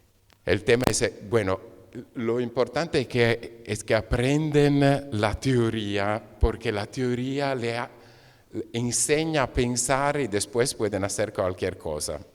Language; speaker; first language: Spanish; non-native, fluent; Italian